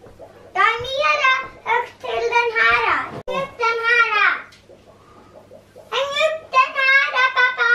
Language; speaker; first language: Swedish; early bilingual, other home language; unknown